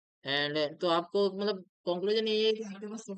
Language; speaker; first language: Hindi; native; Hindi